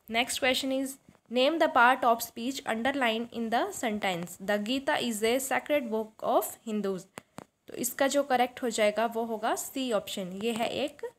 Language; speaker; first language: Hindi; native; Hindi